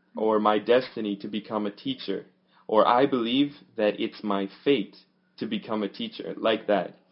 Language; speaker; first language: English; native; English